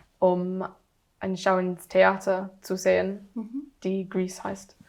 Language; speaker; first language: German; non-native, learner; English